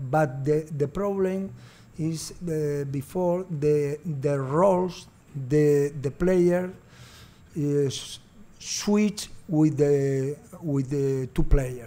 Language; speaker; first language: English; non-native, learner; Spanish